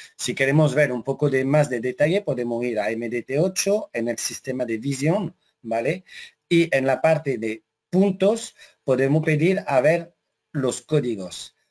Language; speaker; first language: Spanish; non-native, fluent; French